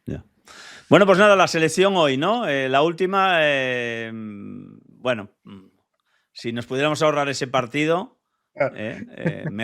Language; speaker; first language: Spanish; native; Spanish